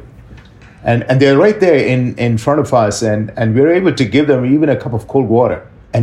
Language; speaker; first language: English; non-native, local second language; Tamil